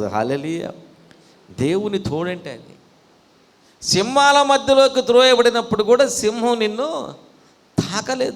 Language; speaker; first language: Telugu; native; Telugu